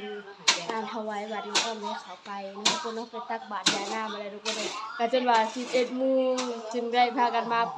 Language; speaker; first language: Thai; non-native, local second language; Northeastern Thai